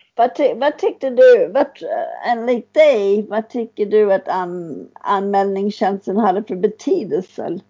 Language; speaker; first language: Swedish; non-native, fluent; English